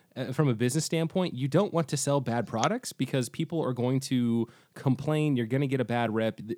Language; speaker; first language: English; native; English